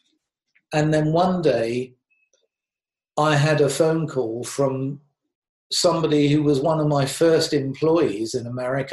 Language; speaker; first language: English; native; English